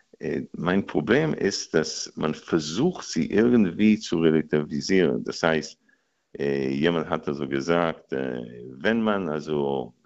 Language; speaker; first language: German; non-native, fluent; Hebrew